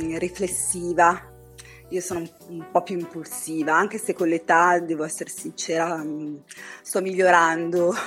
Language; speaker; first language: Italian; native; Italian